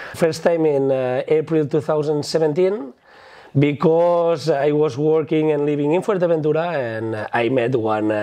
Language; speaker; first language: English; non-native, fluent; Spanish